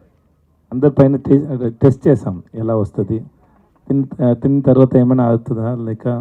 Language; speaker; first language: Telugu; non-native, learner; Tamil